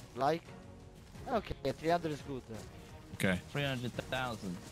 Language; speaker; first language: English; non-native, fluent; Italian